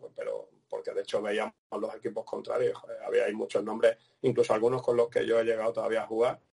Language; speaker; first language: Spanish; non-native, fluent; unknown